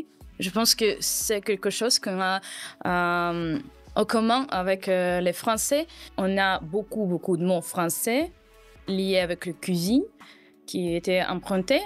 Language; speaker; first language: French; non-native, fluent; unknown